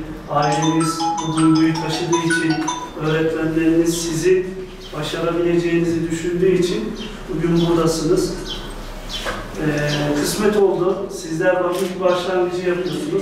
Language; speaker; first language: Turkish; native; Turkish